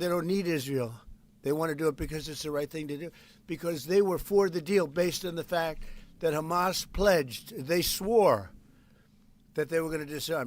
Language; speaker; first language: English; native; English